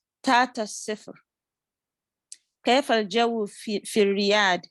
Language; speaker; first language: Arabic; non-native, learner; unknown